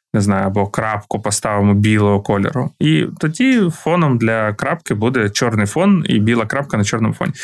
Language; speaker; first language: Ukrainian; non-native, local second language; Russian